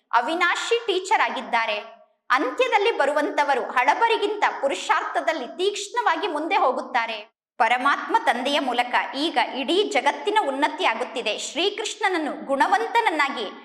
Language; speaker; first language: Kannada; native; Kannada